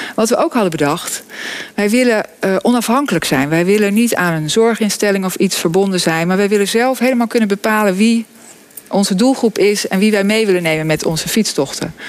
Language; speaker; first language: Dutch; native; Dutch